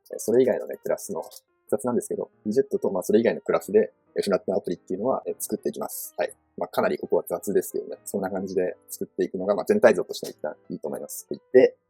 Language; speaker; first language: Japanese; native; Japanese